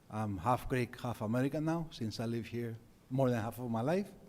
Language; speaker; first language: English; non-native, fluent; Greek